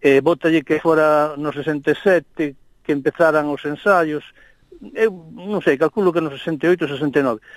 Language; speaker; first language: Galician; non-native, local second language; Spanish